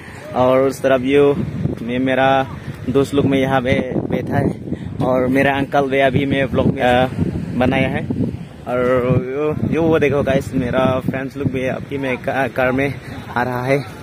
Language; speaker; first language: Hindi; non-native, local second language; Karbi